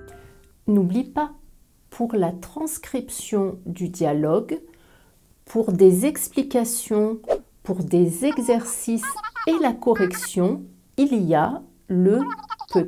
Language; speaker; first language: French; native; French